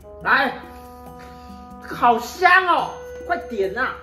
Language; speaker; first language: Chinese; native; Chinese